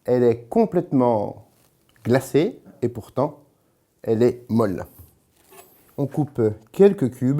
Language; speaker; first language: French; native; French